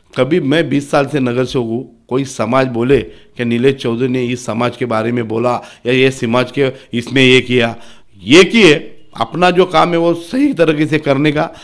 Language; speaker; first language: Hindi; non-native, local second language; Marathi